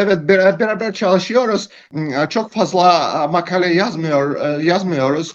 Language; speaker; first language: Turkish; non-native, learner; Russian